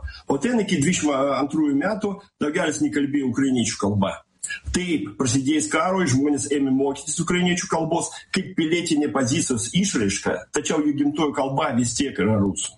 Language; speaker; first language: Lithuanian; non-native, local second language; Russian